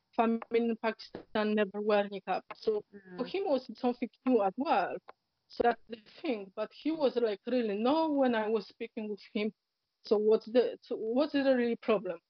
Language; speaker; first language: English; non-native, learner; Polish